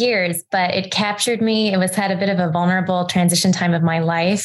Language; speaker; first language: English; native; English